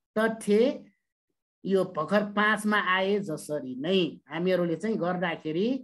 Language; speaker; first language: Nepali; native; Nepali